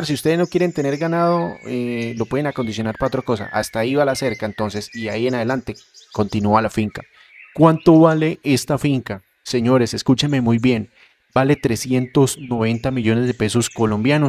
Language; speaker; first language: Spanish; native; Spanish